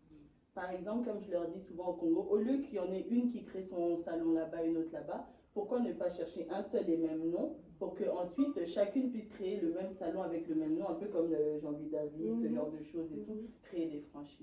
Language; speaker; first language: French; native; French